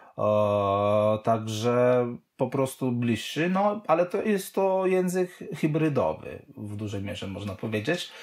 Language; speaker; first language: Polish; non-native, fluent; Italian